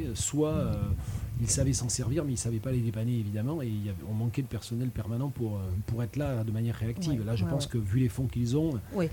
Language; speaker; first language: French; native; French